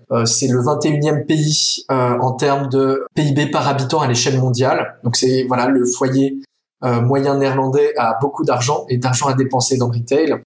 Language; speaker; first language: French; native; French